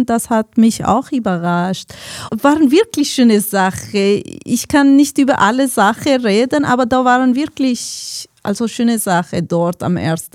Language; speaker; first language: German; non-native, fluent; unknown